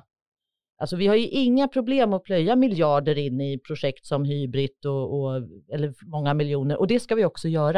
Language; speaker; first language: Swedish; native; Swedish